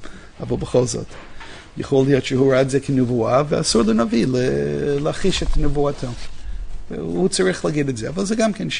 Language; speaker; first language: Hebrew; non-native, fluent; English